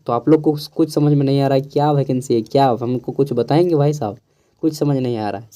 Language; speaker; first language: Hindi; native; Hindi